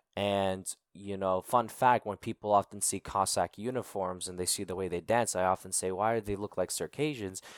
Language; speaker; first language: English; native; English